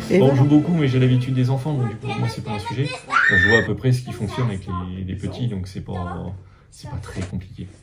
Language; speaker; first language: French; native; French